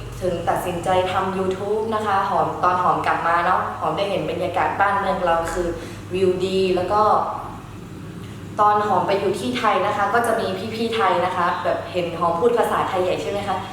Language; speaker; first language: Thai; early bilingual, other home language; Shan